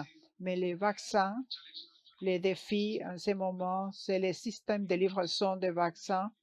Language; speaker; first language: French; non-native, learner; English